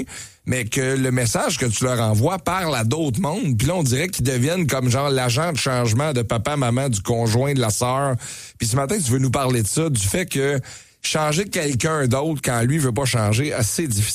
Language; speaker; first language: French; native; French